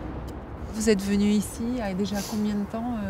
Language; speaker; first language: French; native; French